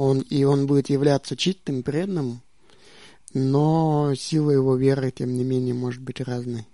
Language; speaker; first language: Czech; non-native, learner; Russian